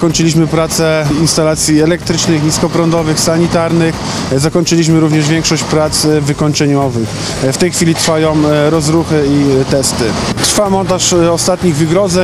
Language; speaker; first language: Polish; native; Polish